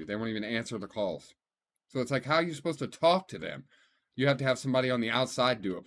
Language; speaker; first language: English; native; English